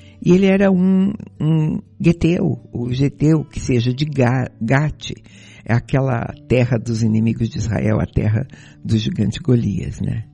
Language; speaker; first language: Portuguese; native; Portuguese